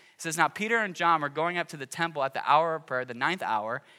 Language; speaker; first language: English; native; English